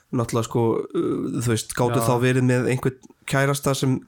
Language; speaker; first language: Icelandic; early bilingual, other home language; Portuguese